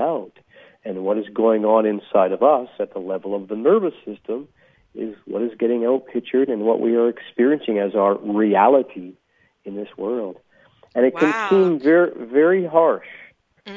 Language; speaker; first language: English; native; English